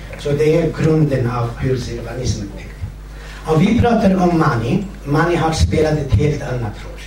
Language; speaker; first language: Swedish; non-native, fluent; Kurdish